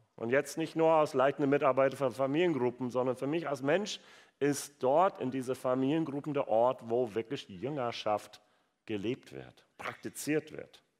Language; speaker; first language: German; non-native, fluent; English